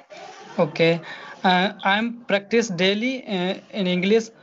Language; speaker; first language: English; non-native, learner; Hindi